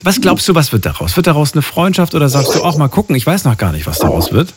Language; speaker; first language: German; native; German